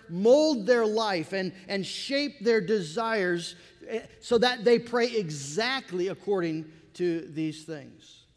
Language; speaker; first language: English; native; English